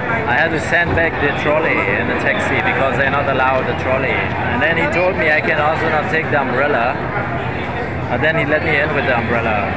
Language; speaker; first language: English; non-native, fluent; German